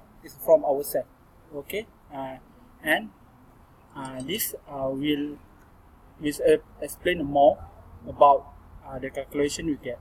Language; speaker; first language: English; non-native, learner; Malay